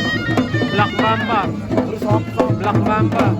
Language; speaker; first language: English; non-native, local second language; Filipino